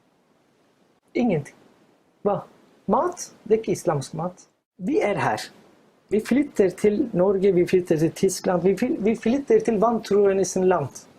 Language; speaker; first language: Norwegian; non-native, fluent; Turkish